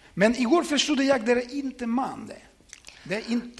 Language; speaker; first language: Swedish; non-native, learner; Ukrainian